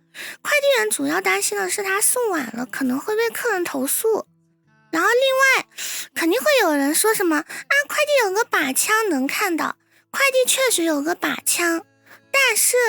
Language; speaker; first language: Chinese; native; Chinese